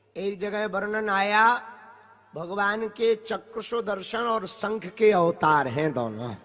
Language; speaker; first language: Hindi; native; Hindi